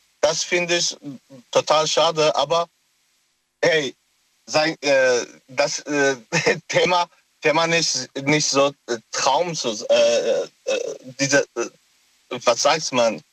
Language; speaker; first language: German; non-native, local second language; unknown